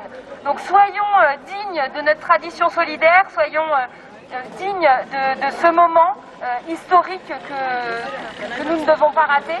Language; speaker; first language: French; native; French